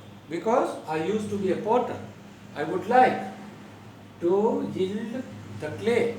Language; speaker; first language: English; non-native, local second language; Gujarati